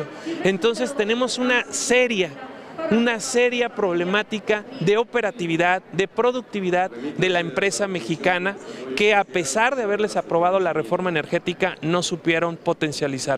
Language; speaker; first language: Spanish; native; Spanish